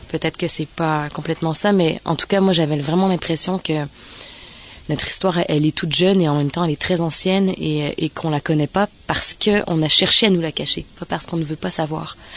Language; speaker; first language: French; native; French